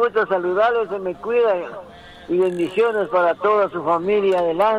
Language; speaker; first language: Spanish; native; Spanish